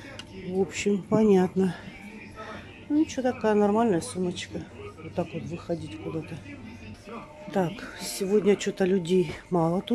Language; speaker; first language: Russian; native; Russian